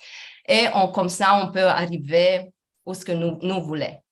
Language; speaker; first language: French; non-native, fluent; Romanian